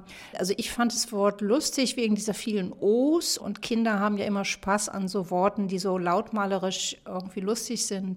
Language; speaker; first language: German; native; German